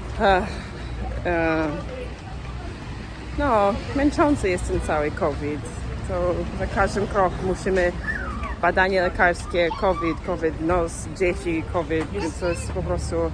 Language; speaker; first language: Polish; non-native, fluent; English